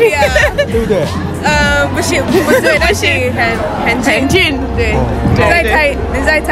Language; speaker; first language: Chinese; non-native, learner; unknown